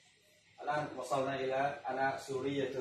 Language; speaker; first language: Arabic; non-native, fluent; Khmer